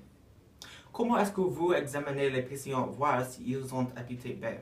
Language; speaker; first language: French; non-native, learner; English